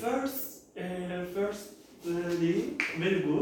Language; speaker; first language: English; non-native, learner; Turkish